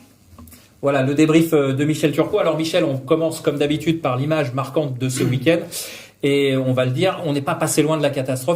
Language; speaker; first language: French; native; French